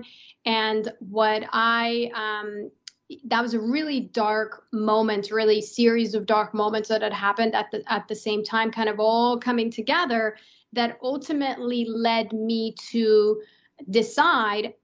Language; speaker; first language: English; non-native, fluent; Persian